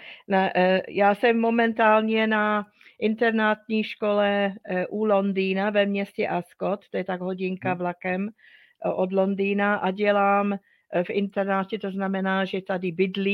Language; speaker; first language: Czech; non-native, fluent; English